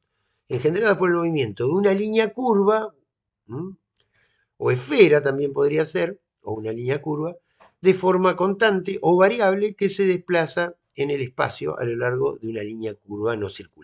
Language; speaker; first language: Spanish; native; Spanish